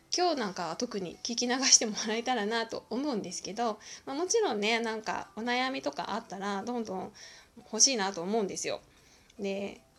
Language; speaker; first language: Japanese; native; Japanese